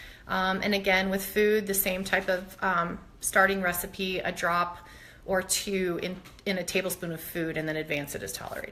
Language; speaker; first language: English; native; English